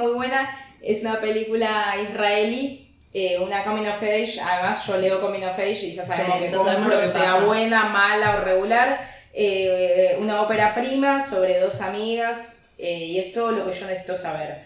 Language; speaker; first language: Spanish; native; Spanish